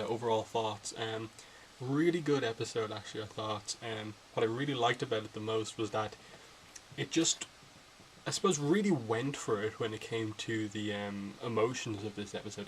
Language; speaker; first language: English; native; English